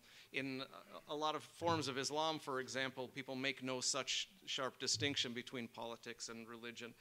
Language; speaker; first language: English; native; English